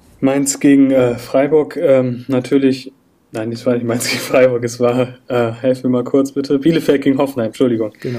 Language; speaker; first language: German; native; German